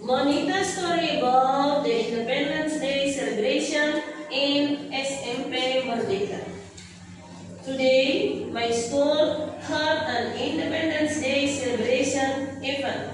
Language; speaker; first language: English; non-native, fluent; Indonesian